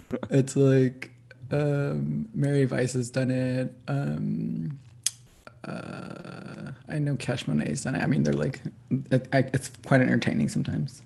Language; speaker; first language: English; early bilingual, other home language; Spanish